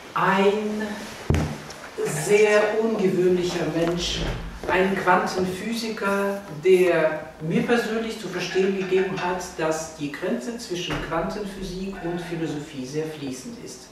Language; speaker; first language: German; non-native, fluent; Russian